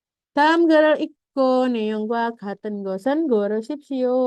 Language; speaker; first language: Korean; non-native, fluent; Indonesian